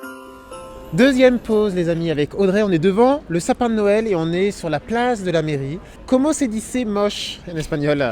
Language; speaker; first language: French; native; French